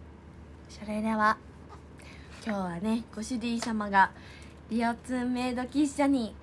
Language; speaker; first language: Japanese; native; Japanese